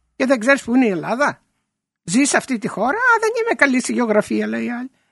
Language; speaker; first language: Greek; early bilingual, heritage; Greek